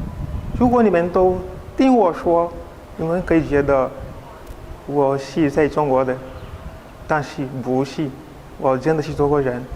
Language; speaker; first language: Chinese; non-native, learner; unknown